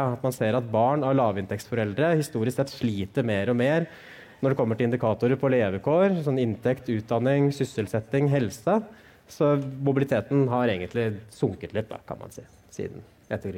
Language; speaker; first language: Norwegian; native; Norwegian